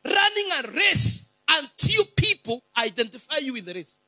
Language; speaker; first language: English; non-native, local second language; Swahili